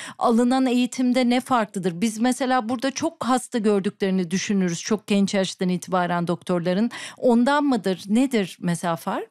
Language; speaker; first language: Turkish; native; Turkish